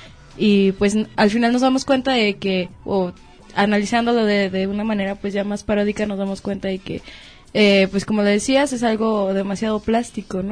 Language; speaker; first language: Spanish; native; Spanish